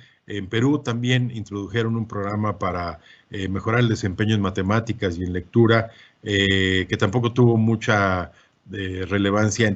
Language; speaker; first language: Spanish; native; Spanish